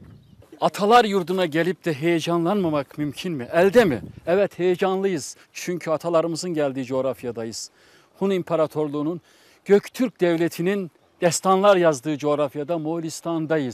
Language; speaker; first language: Turkish; native; Turkish